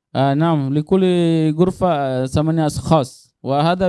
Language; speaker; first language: Arabic; non-native, learner; Tetum